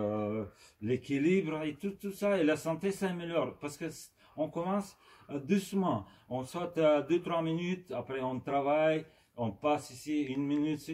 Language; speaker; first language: French; non-native, fluent; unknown